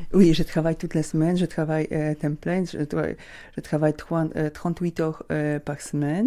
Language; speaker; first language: French; non-native, learner; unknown